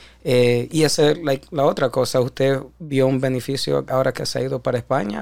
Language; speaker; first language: Spanish; early bilingual, heritage; Spanish